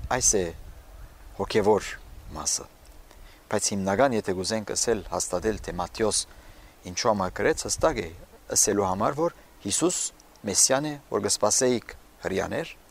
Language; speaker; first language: Armenian; early bilingual, heritage; Armenian